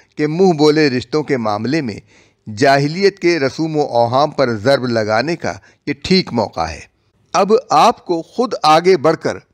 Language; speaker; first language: Urdu; native; Urdu